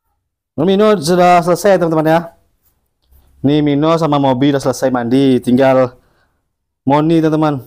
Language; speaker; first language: Indonesian; native; Indonesian